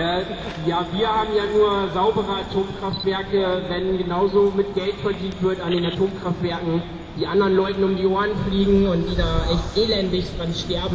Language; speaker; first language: German; native; German